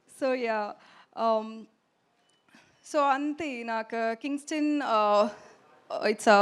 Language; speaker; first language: Telugu; non-native, learner; Tamil